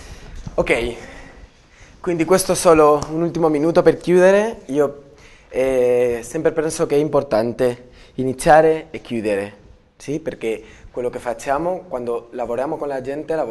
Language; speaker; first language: Italian; non-native, learner; Spanish